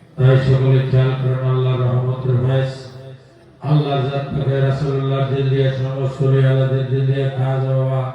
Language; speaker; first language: Bangla; native; Bangla